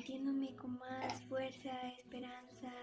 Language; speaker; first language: Spanish; native; Spanish